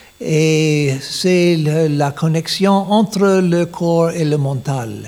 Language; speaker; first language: French; non-native, learner; English